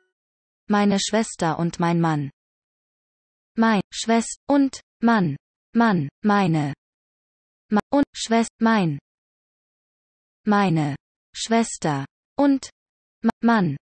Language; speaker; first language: German; non-native, learner; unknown